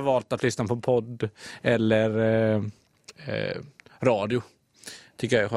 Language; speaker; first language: Swedish; native; Swedish